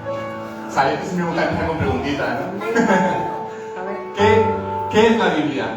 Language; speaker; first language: Spanish; native; Spanish